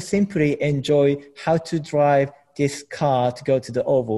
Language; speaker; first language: English; non-native, fluent; Japanese